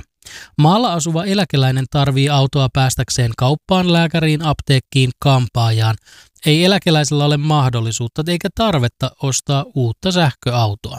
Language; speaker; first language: Finnish; native; Finnish